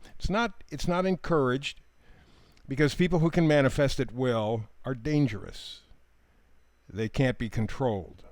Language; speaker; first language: English; native; English